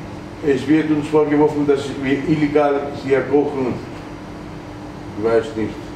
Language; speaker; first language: German; non-native, fluent; Greek